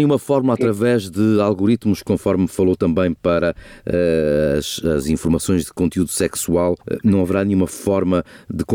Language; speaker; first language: Portuguese; native; Portuguese